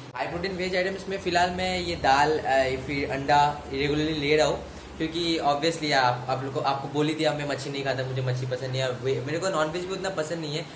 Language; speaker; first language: Hindi; non-native, local second language; Bangla